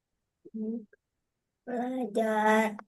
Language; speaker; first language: Indonesian; native; Indonesian